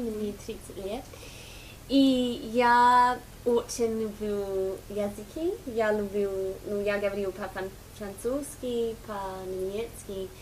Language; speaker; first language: Russian; non-native, fluent; English